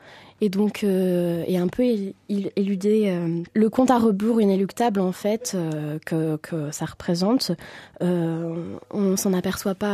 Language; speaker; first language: French; native; French